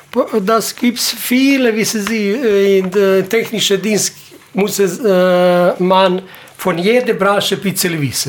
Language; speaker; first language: German; non-native, learner; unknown